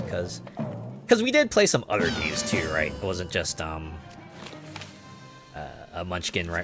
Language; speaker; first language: English; native; English